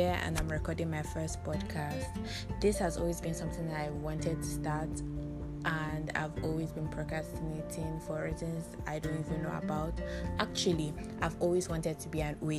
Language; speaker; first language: English; non-native, local second language; Hausa